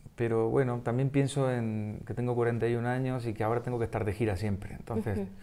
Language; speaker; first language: Spanish; native; Spanish